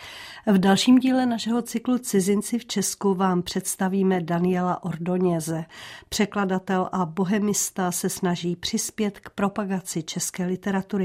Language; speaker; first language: Czech; native; Czech